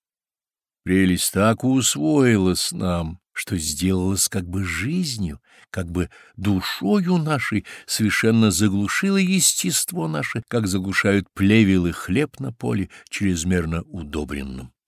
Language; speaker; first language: Russian; native; Russian